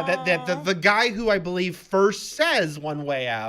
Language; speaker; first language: English; native; English